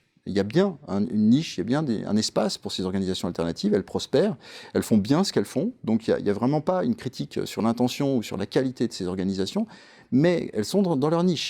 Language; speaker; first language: French; native; French